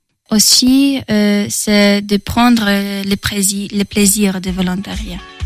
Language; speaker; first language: French; non-native, fluent; Polish